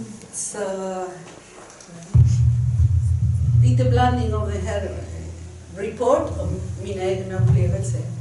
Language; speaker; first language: Swedish; non-native, fluent; Spanish